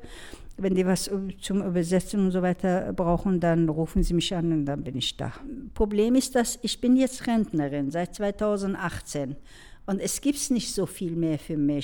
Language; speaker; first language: German; non-native, fluent; Persian